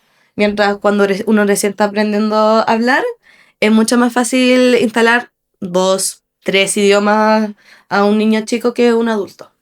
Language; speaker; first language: Spanish; non-native, fluent; English